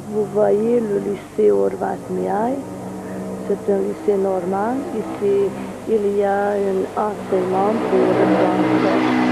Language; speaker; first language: French; non-native, fluent; Hungarian